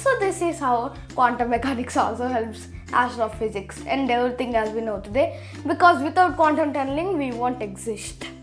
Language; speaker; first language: English; early bilingual, other home language; Telugu